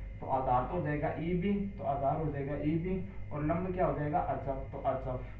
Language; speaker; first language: Hindi; native; Hindi